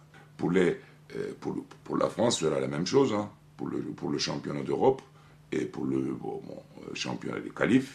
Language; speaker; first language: French; non-native, fluent; Turkish